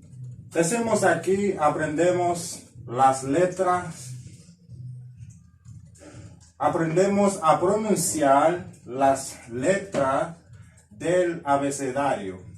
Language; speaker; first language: Spanish; non-native, fluent; Haitian Creole